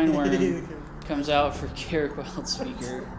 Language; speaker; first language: English; native; English